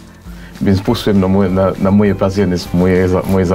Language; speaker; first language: Polish; non-native, fluent; Cebuano